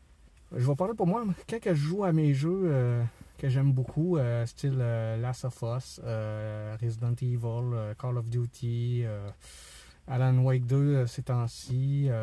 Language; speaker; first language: French; native; French